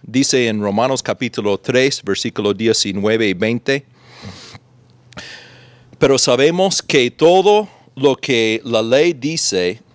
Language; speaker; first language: Spanish; non-native, fluent; English